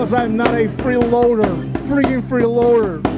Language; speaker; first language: English; non-native, learner; Russian